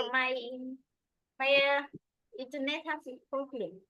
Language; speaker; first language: English; non-native, learner; Vietnamese